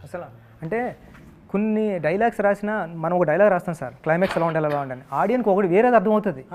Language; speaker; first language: Telugu; native; Telugu